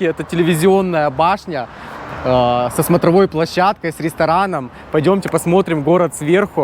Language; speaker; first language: Russian; native; Russian